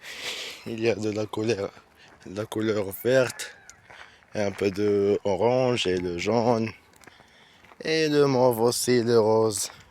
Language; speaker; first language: French; non-native, learner; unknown